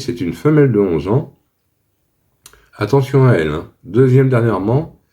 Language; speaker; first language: French; native; French